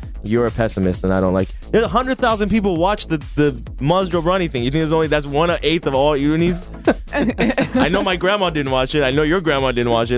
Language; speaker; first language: English; early bilingual, other home language; Persian